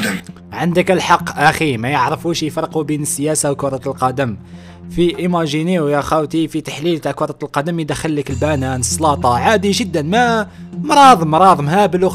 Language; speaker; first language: Arabic; native; Arabic